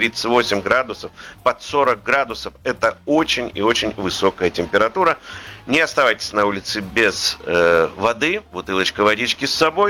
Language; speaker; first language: Russian; native; Russian